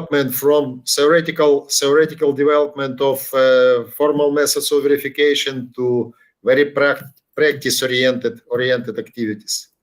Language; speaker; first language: English; non-native, learner; Ukrainian